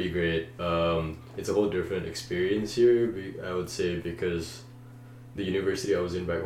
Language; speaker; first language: English; non-native, local second language; Malay